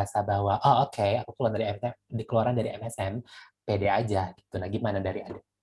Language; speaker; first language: Indonesian; native; Indonesian